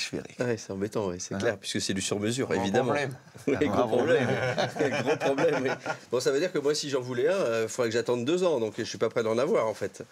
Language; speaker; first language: French; native; French